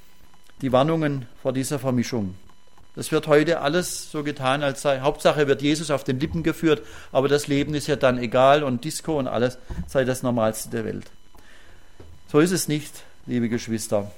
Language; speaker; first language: German; native; German